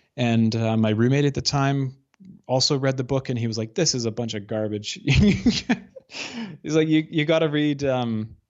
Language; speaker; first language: English; native; English